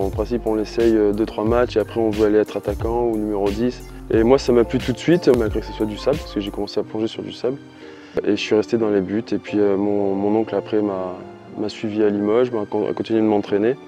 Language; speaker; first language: French; native; French